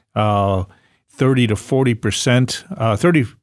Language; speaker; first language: English; native; English